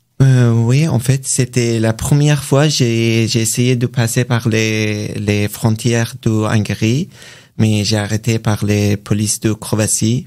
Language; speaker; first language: French; non-native, learner; Persian